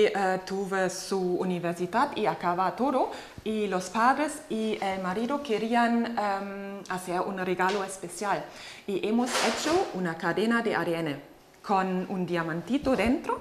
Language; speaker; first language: Spanish; non-native, fluent; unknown